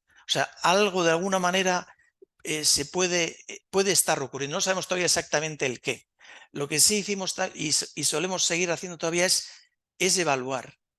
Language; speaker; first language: Spanish; native; Spanish